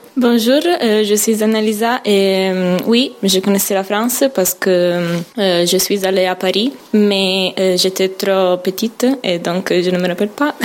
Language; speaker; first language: French; non-native, learner; Italian